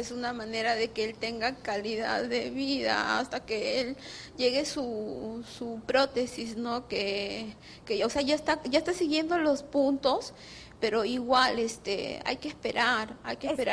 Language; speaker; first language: Spanish; native; Spanish